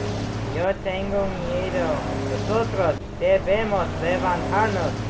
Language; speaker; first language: Spanish; non-native, learner; English